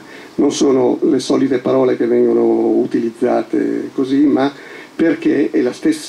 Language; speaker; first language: Italian; native; Italian